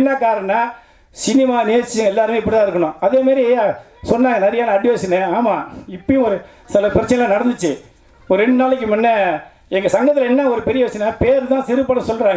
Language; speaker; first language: Tamil; native; Tamil